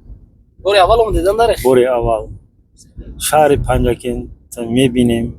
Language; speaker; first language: Persian; native; Persian